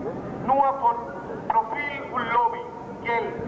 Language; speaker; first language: German; non-native, fluent; Spanish